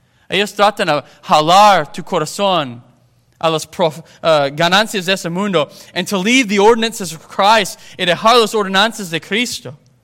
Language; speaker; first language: Spanish; non-native, fluent; English